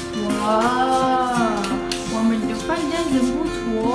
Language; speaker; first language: Chinese; non-native, learner; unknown